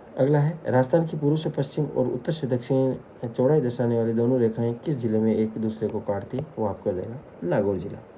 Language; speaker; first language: Hindi; native; Hindi